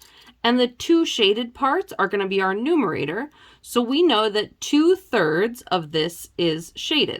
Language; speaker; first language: English; native; English